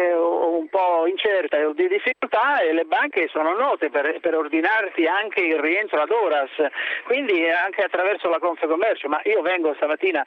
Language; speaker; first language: Italian; native; Italian